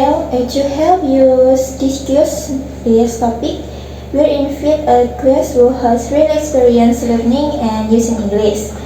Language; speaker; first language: English; non-native, learner; Indonesian